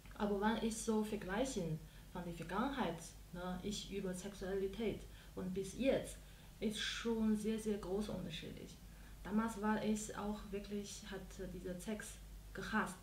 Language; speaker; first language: German; non-native, fluent; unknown